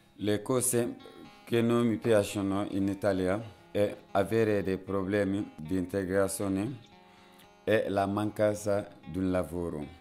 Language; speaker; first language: Italian; non-native, fluent; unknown